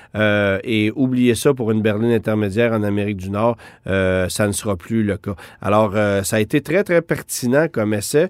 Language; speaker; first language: French; native; French